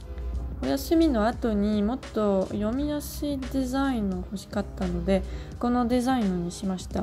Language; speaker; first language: Japanese; non-native, learner; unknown